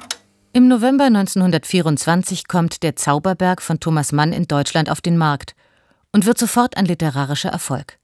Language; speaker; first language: German; native; German